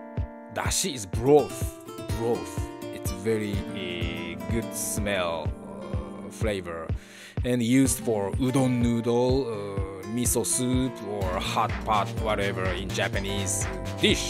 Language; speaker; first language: English; non-native, learner; Japanese